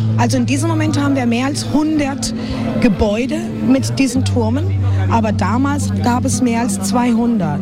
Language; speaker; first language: German; non-native, fluent; Spanish